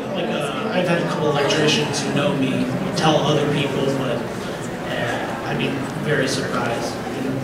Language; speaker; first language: English; native; English